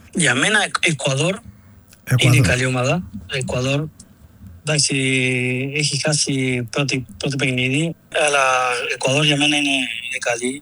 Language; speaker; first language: Greek; non-native, learner; Spanish